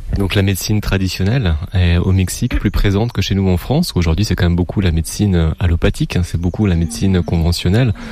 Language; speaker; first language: French; native; French